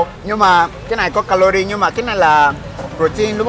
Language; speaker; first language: Vietnamese; non-native, fluent; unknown